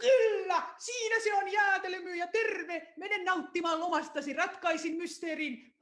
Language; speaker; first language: Finnish; native; Finnish